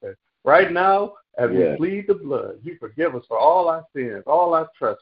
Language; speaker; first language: English; native; English